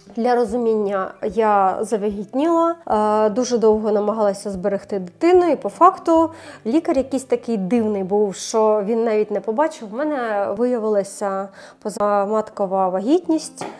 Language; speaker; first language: Ukrainian; non-native, local second language; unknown